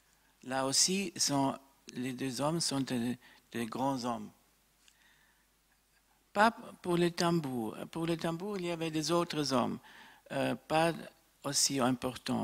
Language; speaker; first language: French; non-native, fluent; German